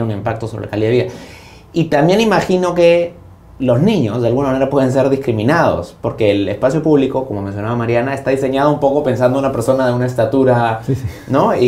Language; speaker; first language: Spanish; native; Spanish